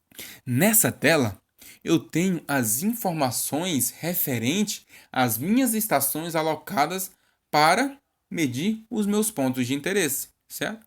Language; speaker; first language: Portuguese; native; Portuguese